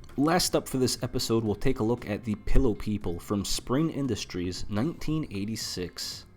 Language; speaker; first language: English; native; English